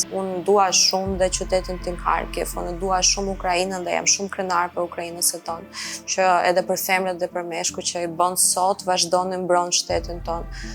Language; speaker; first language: Albanian; non-native, fluent; Ukrainian